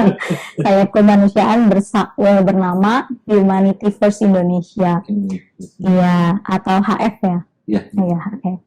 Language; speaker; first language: Indonesian; native; Indonesian